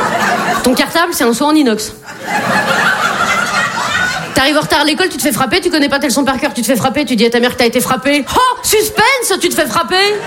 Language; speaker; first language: French; native; French